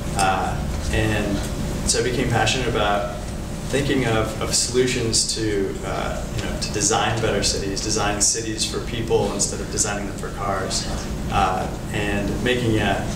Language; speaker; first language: English; native; English